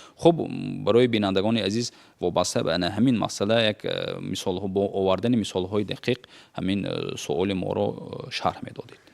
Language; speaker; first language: Tajik; native; Tajik